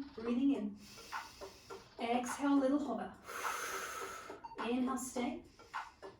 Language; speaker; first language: English; native; English